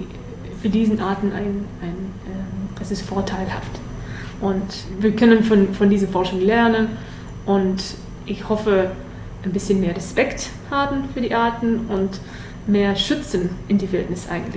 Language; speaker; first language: German; non-native, learner; English